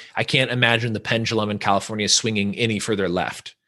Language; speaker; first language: English; native; English